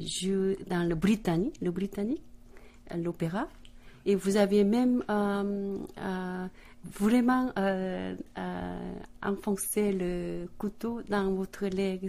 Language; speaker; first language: French; non-native, fluent; Korean